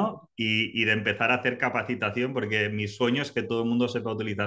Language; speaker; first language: Spanish; native; Spanish